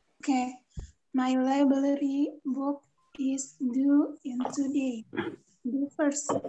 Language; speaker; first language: English; non-native, learner; Indonesian